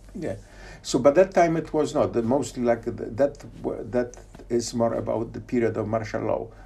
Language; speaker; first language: English; non-native, fluent; Polish